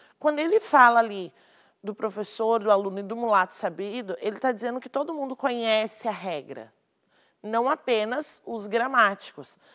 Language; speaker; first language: Portuguese; native; Portuguese